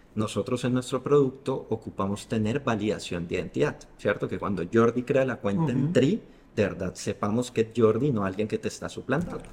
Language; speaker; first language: Spanish; native; Spanish